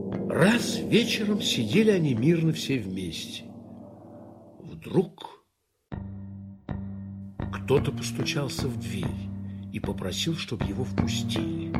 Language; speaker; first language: Russian; native; Russian